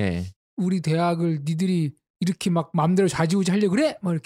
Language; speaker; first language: Korean; native; Korean